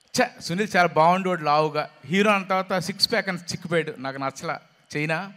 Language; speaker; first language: Telugu; native; Telugu